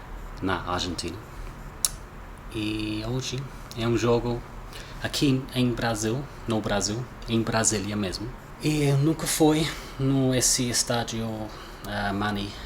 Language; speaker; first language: Portuguese; non-native, learner; English